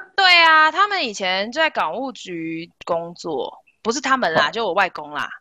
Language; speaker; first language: Chinese; native; Chinese